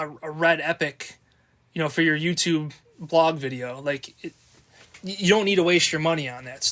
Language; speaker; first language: English; native; English